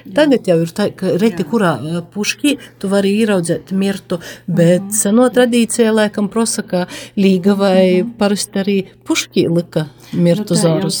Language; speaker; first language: Latvian; native; Latvian